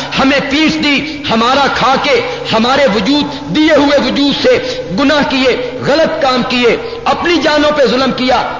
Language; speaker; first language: Urdu; non-native, local second language; Punjabi